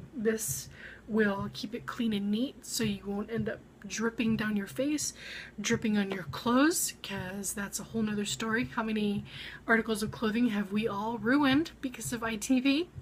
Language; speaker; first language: English; native; English